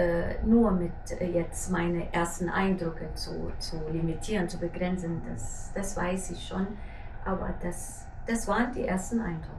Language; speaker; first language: German; non-native, fluent; Arabic